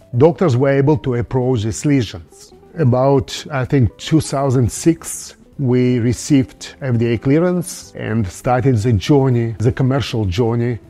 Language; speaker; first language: English; non-native, fluent; Russian